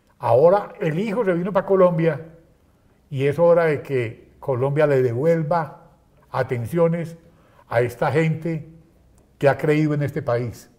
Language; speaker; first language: Spanish; native; Spanish